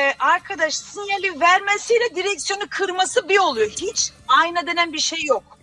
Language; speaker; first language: Turkish; non-native, fluent; French